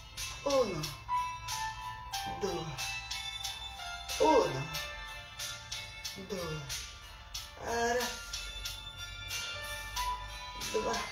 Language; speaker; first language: Italian; non-native, learner; Russian